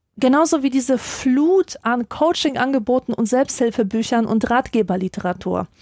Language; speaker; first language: German; early bilingual, other home language; Polish